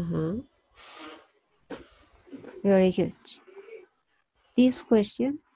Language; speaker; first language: English; non-native, fluent; Spanish